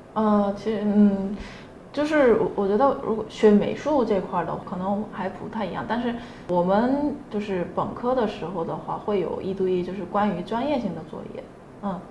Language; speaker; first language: Chinese; non-native, fluent; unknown